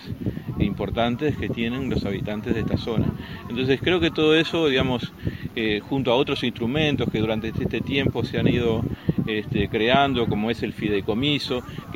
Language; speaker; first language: Spanish; native; Spanish